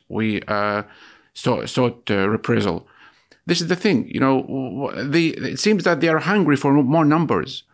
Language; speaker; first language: English; non-native, fluent; Arabic